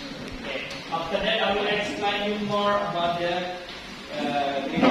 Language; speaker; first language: English; non-native, fluent; Indonesian